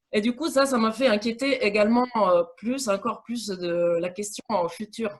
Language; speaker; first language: French; non-native, fluent; Italian